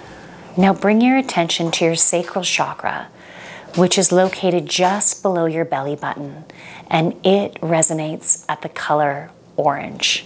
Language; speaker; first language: English; native; English